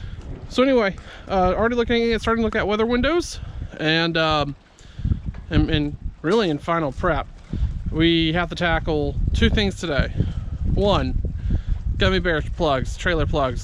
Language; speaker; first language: English; native; English